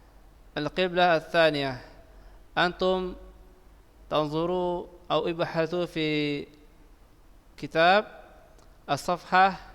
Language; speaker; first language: Arabic; non-native, fluent; Indonesian